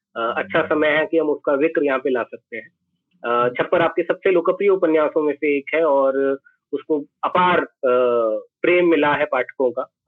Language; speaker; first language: Hindi; native; Hindi